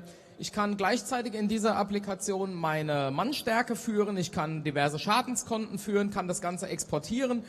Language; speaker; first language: German; native; German